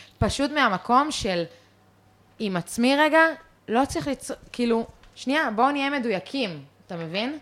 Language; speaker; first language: Hebrew; early bilingual, other home language; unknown